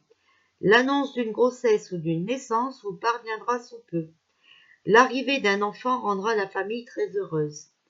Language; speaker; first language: French; native; French